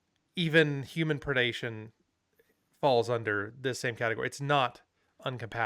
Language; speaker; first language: English; native; English